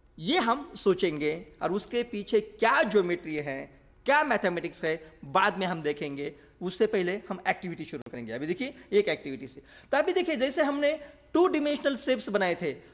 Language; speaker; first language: Hindi; non-native, local second language; Marathi